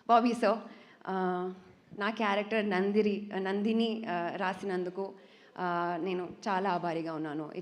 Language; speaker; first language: Telugu; non-native, fluent; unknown